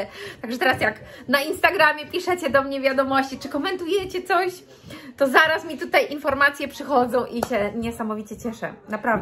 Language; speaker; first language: Polish; native; Polish